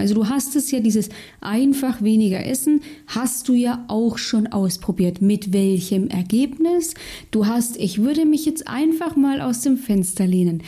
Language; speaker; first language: German; native; German